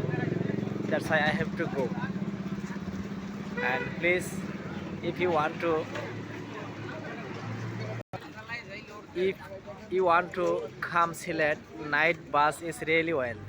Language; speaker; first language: English; non-native, learner; Bangla